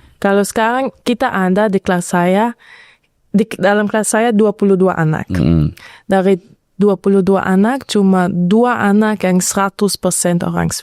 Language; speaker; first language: Indonesian; early bilingual, heritage; Indonesian